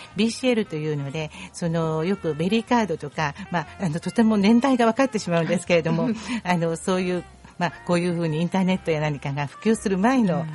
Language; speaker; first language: Japanese; native; Japanese